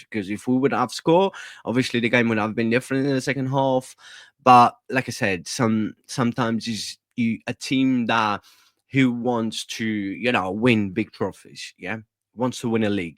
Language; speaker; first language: English; non-native, fluent; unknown